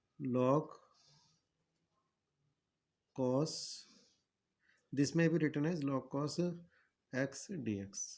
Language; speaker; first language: English; non-native, local second language; Hindi